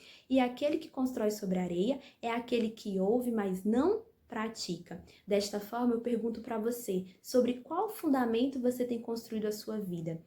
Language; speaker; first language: Portuguese; native; Portuguese